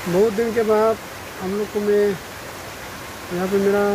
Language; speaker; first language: Hindi; non-native, local second language; Assamese